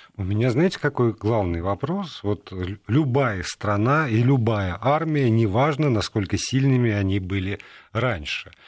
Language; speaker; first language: Russian; native; Russian